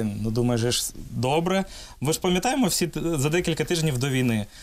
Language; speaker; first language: Ukrainian; non-native, local second language; Russian